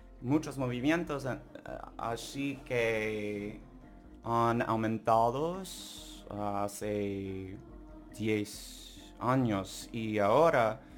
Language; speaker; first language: Spanish; non-native, learner; English